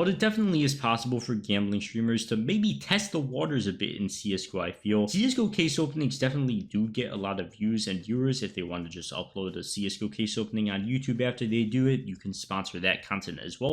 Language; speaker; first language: English; native; English